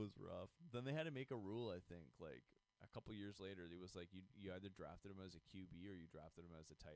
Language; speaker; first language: English; native; English